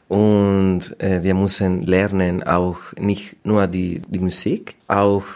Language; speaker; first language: German; non-native, learner; Spanish